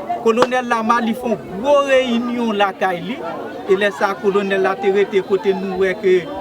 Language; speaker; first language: Haitian Creole; native; Haitian Creole